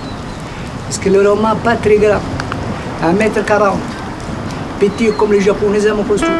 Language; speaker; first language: French; non-native, learner; Arabic